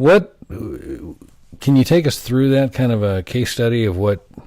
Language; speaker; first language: English; native; English